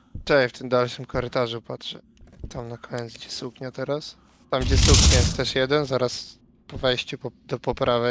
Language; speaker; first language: Polish; native; Polish